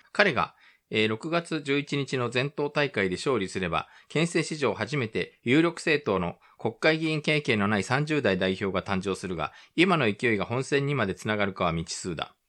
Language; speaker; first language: Japanese; native; Japanese